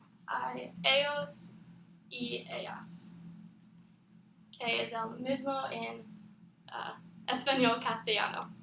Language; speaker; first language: Spanish; non-native, learner; English